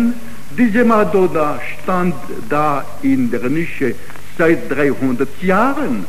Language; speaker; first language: German; non-native, fluent; Italian